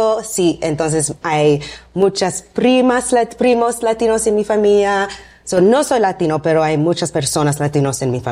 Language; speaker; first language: Spanish; non-native, learner; English